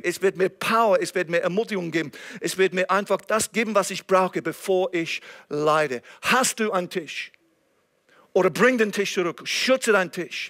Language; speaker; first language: German; non-native, fluent; English